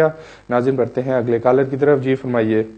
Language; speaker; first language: Urdu; native; Urdu